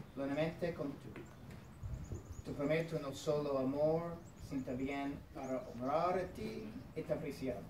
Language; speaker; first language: Spanish; non-native, learner; English